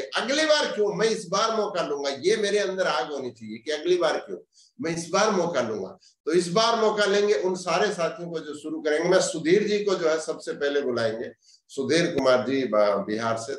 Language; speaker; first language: Hindi; native; Hindi